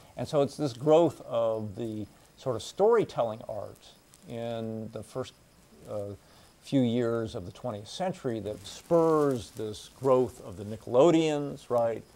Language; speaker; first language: English; native; English